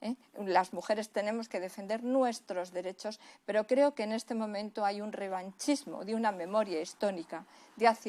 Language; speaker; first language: Spanish; native; Spanish